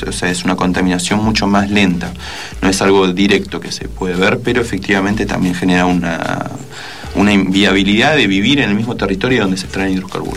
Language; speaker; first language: Spanish; native; Spanish